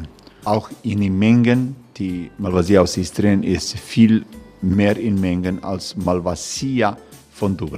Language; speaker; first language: German; non-native, learner; Croatian